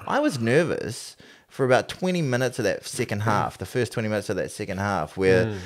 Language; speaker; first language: English; native; English